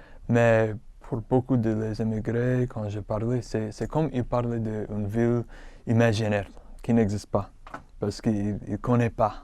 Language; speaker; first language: French; non-native, fluent; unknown